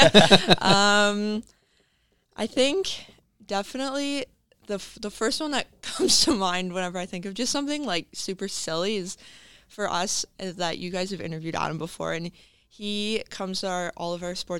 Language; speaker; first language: English; native; English